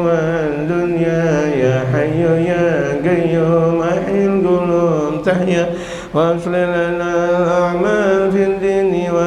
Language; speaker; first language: Arabic; non-native, fluent; Indonesian